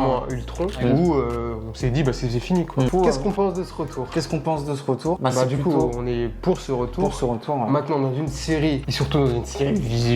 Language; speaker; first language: French; native; French